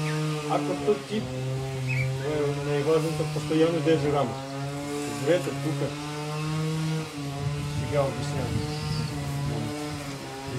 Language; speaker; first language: Bulgarian; non-native, learner; Russian